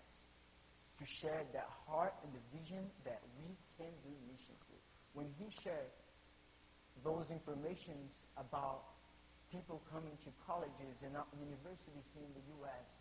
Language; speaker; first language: English; non-native, fluent; Portuguese